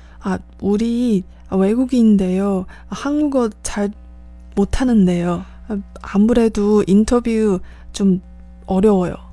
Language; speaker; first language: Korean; non-native, learner; Chinese